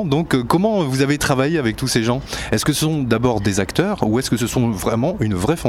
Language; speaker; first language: French; native; French